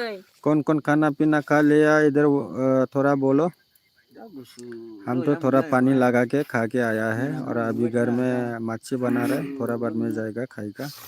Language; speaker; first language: Hindi; non-native, local second language; Bodo